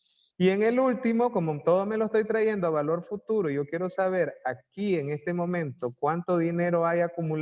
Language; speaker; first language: Spanish; native; Spanish